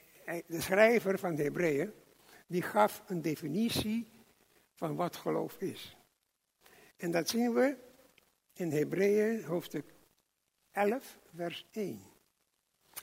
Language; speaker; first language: Dutch; non-native, local second language; English